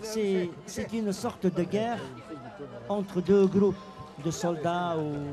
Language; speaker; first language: French; non-native, local second language; Arabic